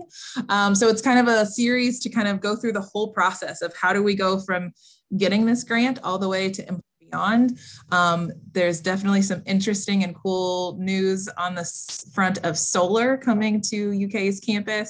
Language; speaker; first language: English; native; English